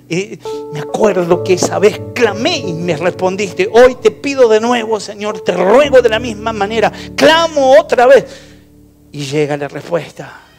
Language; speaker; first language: Spanish; native; Spanish